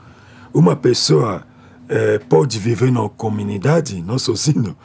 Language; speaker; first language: Portuguese; non-native, learner; Lingala